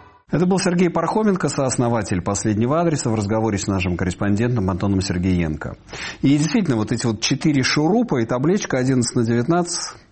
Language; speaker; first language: Russian; native; Russian